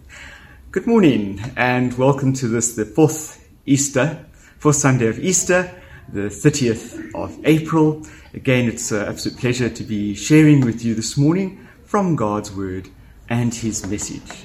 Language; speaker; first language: English; native; English